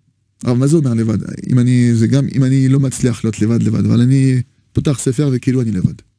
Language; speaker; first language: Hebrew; non-native, fluent; French